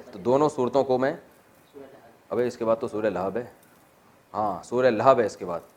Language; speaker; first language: Urdu; native; Urdu